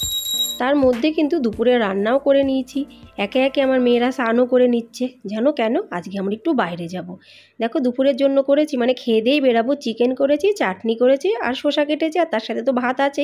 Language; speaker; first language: Bangla; native; Bangla